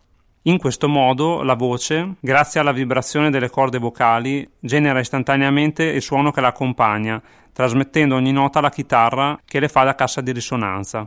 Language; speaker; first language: Italian; native; Italian